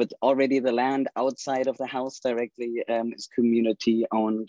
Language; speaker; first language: English; non-native, fluent; German